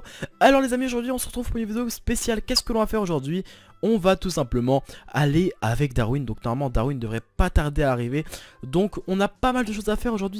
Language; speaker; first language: French; native; French